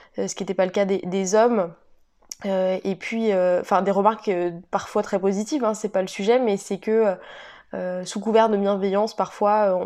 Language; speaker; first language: French; native; French